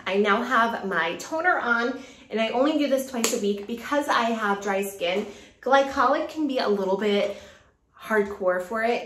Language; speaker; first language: English; native; English